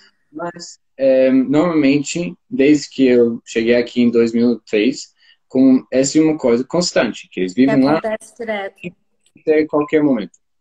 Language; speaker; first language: Portuguese; non-native, fluent; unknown